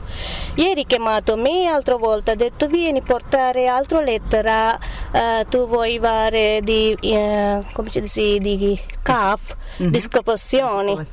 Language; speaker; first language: Italian; non-native, learner; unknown